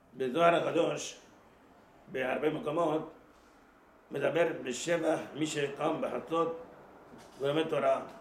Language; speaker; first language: Hebrew; native; Hebrew